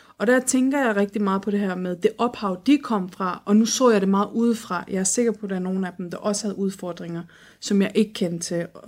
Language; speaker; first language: Danish; early bilingual, other home language; Turkish